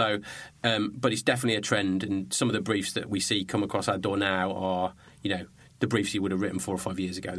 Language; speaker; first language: English; native; English